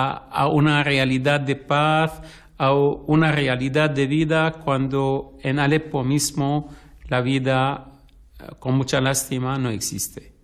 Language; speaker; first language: Spanish; non-native, fluent; Arabic